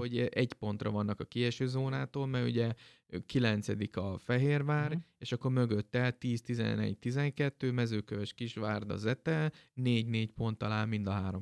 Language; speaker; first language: Hungarian; native; Hungarian